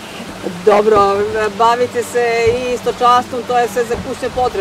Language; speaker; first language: Croatian; native; Croatian